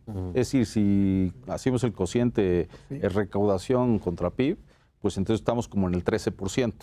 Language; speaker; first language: Spanish; native; Spanish